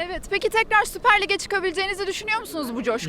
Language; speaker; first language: Turkish; native; Turkish